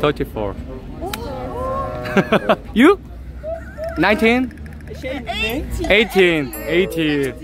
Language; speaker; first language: English; non-native, learner; Korean